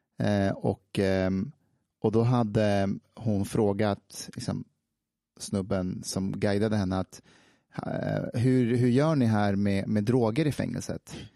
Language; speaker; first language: Swedish; early bilingual, other home language; Persian